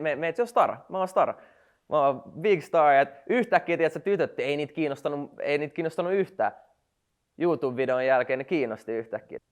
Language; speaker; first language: Finnish; non-native, local second language; Swedish